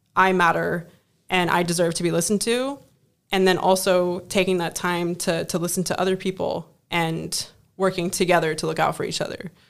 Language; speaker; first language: English; non-native, fluent; German